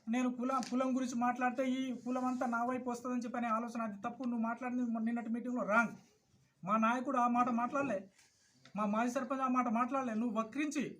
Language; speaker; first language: Telugu; non-native, local second language; Lambadi